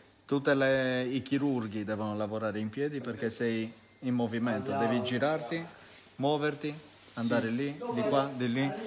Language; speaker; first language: Italian; native; Italian